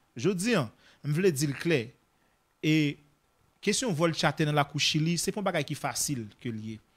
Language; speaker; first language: French; non-native, local second language; Haitian Creole